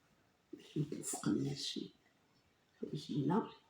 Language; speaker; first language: Arabic; native; Arabic